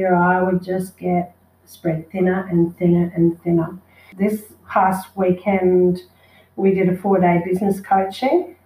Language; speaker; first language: English; native; English